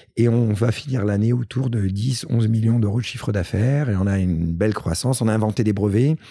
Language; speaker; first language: French; early bilingual, other home language; Greek